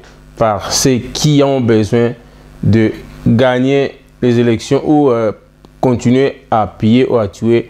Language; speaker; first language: French; non-native, local second language; Lingala